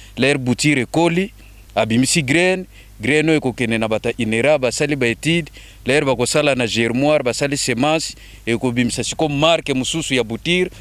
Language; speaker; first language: Lingala; non-native, local second language; Kongo